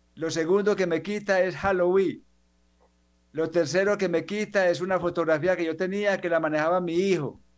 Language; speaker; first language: Spanish; native; Spanish